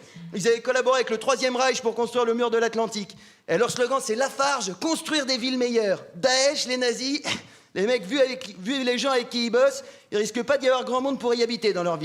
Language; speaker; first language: French; native; French